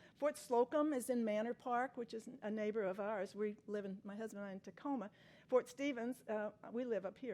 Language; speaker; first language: English; native; English